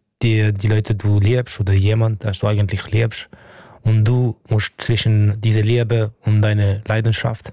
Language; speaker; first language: German; non-native, fluent; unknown